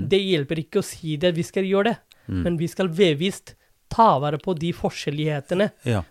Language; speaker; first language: Norwegian; non-native, fluent; Bangla